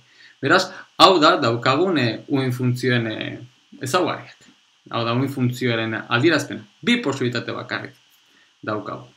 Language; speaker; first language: Basque; non-native, local second language; Spanish